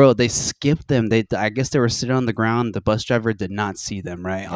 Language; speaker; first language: English; native; English